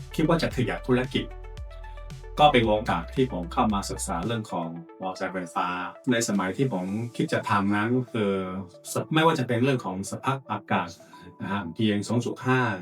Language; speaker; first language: Thai; non-native, fluent; Chinese